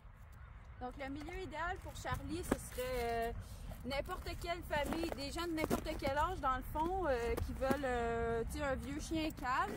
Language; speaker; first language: French; native; French